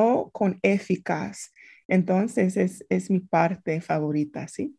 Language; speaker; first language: Spanish; non-native, fluent; English